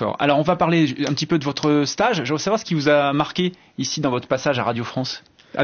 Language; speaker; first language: French; native; French